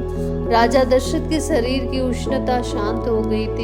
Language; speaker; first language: Hindi; native; Hindi